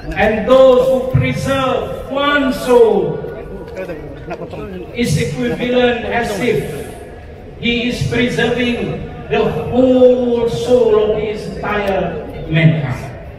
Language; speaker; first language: English; non-native, local second language; Malay